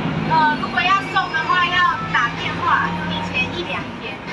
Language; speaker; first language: Chinese; native; Chinese